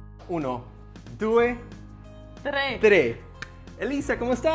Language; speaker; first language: Italian; non-native, learner; English